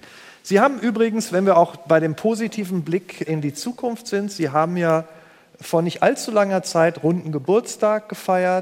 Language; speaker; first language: German; native; German